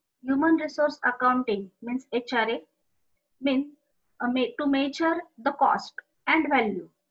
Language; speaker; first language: English; non-native, local second language; Marathi